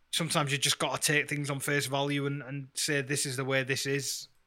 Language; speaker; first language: English; native; English